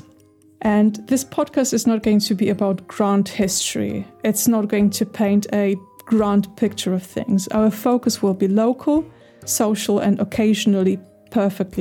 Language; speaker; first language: English; non-native, fluent; Polish